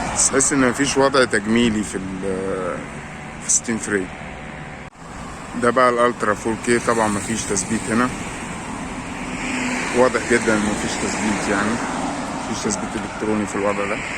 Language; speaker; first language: Arabic; native; Arabic